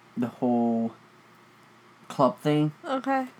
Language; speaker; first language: English; early bilingual, other home language; Vietnamese